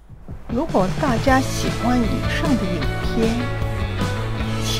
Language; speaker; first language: Chinese; non-native, local second language; Cantonese